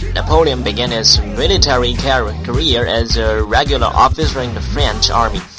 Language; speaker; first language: English; non-native, fluent; Chinese